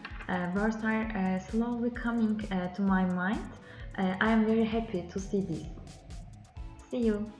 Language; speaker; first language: English; non-native, learner; Turkish